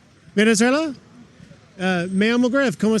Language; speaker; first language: Spanish; non-native, learner; English